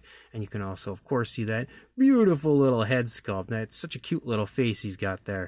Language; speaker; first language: English; native; English